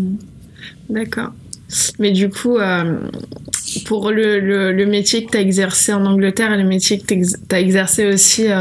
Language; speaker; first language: French; native; French